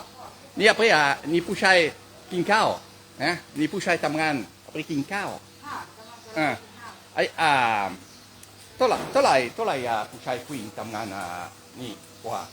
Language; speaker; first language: Thai; non-native, learner; French